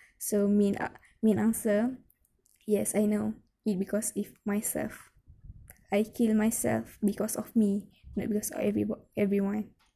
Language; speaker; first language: English; non-native, local second language; Malay